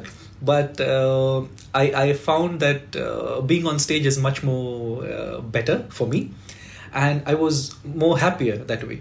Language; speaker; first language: English; non-native, local second language; Marathi